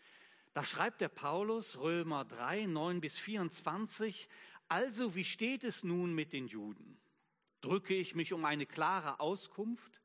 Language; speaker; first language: German; native; German